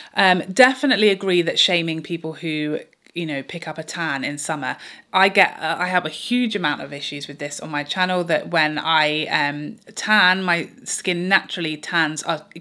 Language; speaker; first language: English; native; English